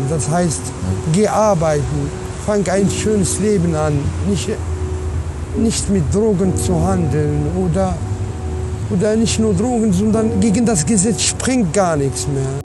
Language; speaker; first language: German; non-native, learner; Arabic